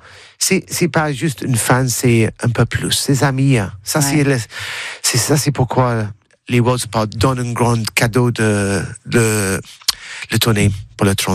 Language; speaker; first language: French; non-native, learner; English